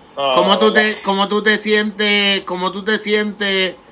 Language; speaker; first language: Spanish; native; Spanish